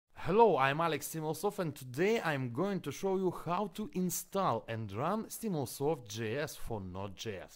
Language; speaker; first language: English; non-native, fluent; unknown